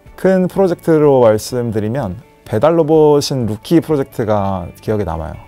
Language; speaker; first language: Korean; native; Korean